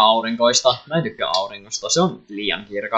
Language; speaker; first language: Finnish; native; Finnish